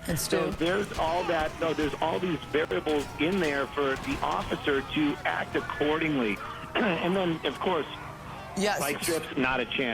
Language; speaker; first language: English; native; English